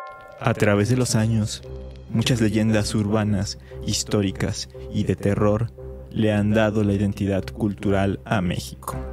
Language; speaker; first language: Spanish; native; Spanish